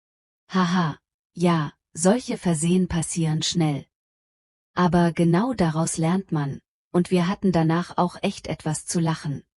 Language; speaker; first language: German; non-native, fluent; Polish